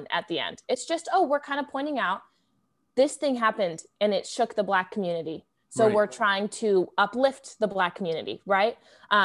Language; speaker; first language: English; native; English